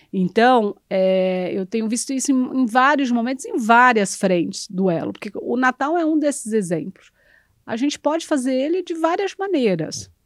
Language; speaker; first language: Portuguese; native; Portuguese